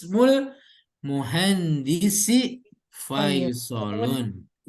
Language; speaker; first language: Arabic; non-native, fluent; Indonesian